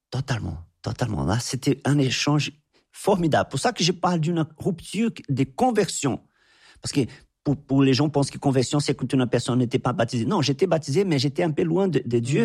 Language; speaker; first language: French; non-native, fluent; Portuguese